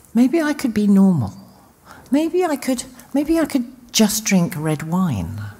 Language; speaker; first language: English; native; English